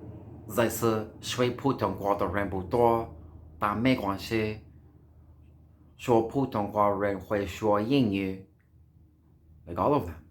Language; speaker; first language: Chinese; non-native, learner; English